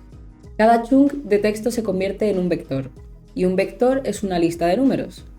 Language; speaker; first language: Spanish; native; Spanish